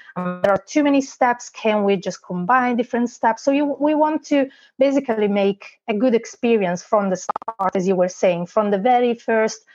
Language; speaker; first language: English; non-native, fluent; Italian